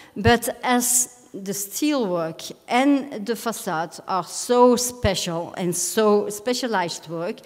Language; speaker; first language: English; non-native, fluent; Dutch